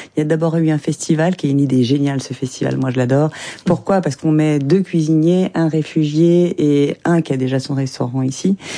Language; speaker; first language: French; native; French